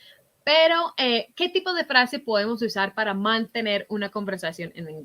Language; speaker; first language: Spanish; non-native, fluent; English